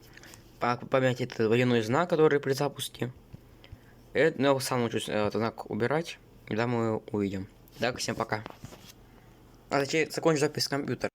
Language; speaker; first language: Russian; native; Russian